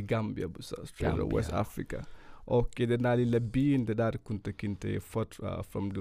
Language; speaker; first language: Swedish; non-native, fluent; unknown